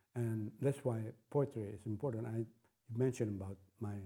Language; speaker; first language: English; non-native, fluent; Indonesian